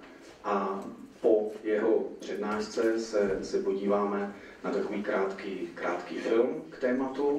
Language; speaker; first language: Czech; native; Czech